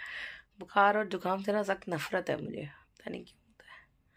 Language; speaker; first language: Hindi; native; Hindi